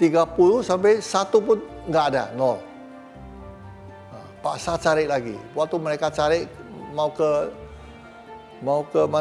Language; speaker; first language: Indonesian; non-native, local second language; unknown